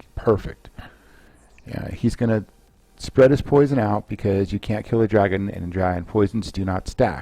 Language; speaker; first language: English; native; English